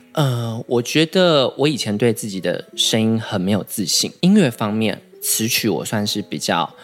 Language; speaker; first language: Chinese; native; Chinese